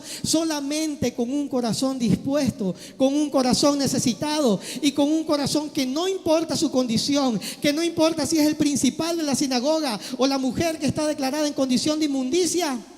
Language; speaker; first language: Spanish; native; Spanish